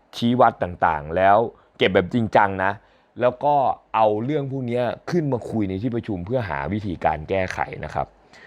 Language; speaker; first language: Thai; native; Thai